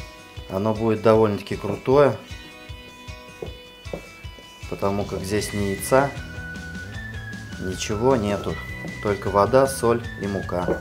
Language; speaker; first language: Russian; native; Russian